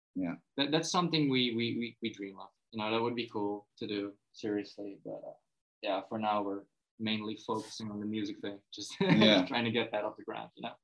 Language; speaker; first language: English; non-native, fluent; Dutch